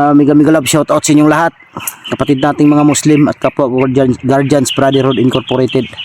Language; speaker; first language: Filipino; non-native, local second language; Cebuano